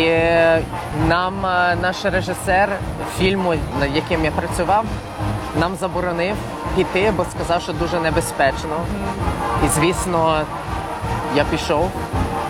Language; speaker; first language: Ukrainian; non-native, fluent; English